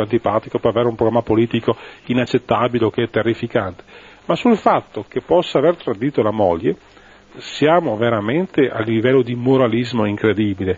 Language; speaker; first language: Italian; native; Italian